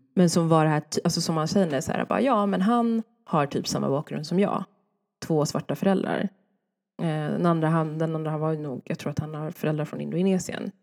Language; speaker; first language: Swedish; native; Swedish